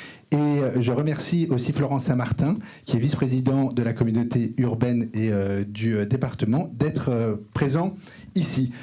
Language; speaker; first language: French; native; French